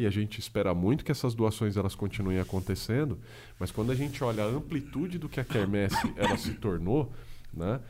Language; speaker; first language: Portuguese; native; Portuguese